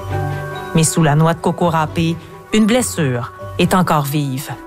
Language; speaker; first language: French; native; French